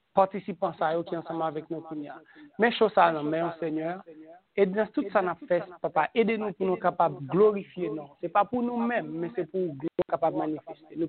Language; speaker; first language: French; non-native, local second language; Haitian Creole